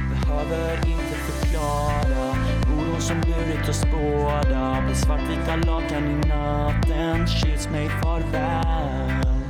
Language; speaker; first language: Swedish; native; Swedish